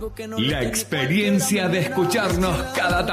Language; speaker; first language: Spanish; native; Spanish